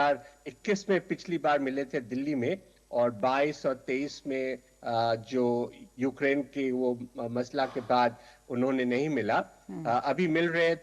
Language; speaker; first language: Hindi; native; Hindi